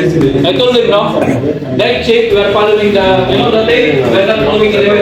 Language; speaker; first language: English; non-native, learner; Filipino